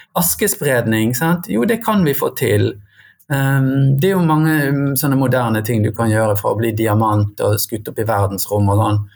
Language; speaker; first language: Norwegian; native; Norwegian